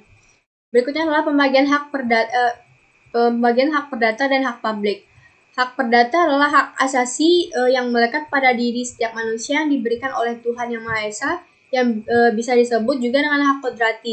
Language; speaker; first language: Indonesian; native; Indonesian